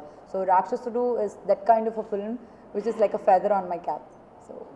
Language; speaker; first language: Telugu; non-native, fluent; Malayalam